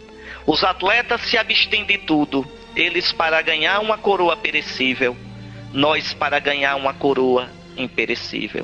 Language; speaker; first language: Portuguese; native; Portuguese